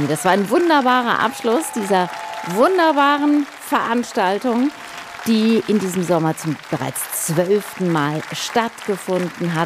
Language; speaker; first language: German; native; German